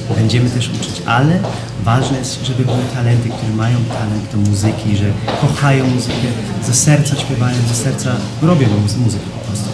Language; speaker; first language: Polish; early bilingual, heritage; Polish